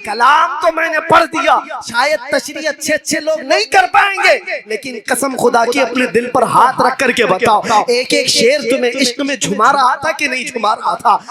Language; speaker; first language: Urdu; native; Urdu